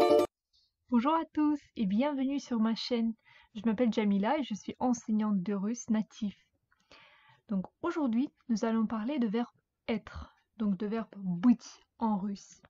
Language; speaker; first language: French; non-native, fluent; Russian